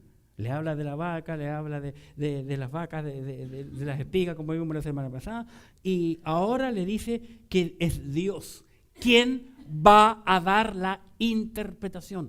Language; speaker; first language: Spanish; native; Spanish